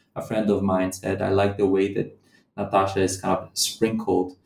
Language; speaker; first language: English; non-native, fluent; Portuguese